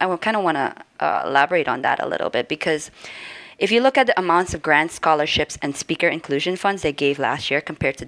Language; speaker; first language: English; non-native, fluent; Dutch